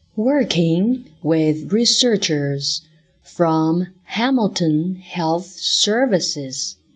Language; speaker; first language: English; non-native, fluent; Chinese